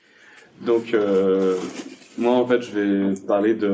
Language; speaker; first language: French; native; French